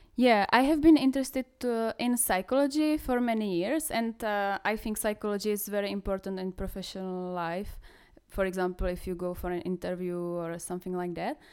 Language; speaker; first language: English; non-native, fluent; Czech